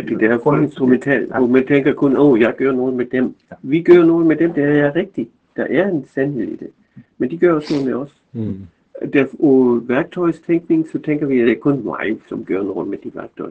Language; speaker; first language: Danish; non-native, fluent; German